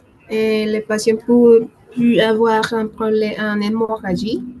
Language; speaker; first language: French; non-native, learner; Spanish